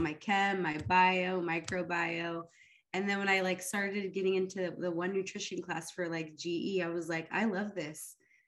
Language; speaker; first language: English; early bilingual, other home language; Arabic